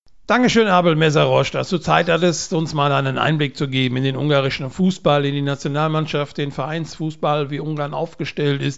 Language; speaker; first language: German; native; German